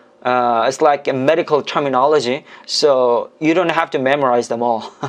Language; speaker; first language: English; non-native, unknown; Korean